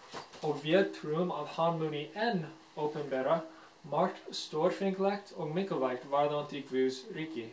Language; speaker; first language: Icelandic; non-native, fluent; English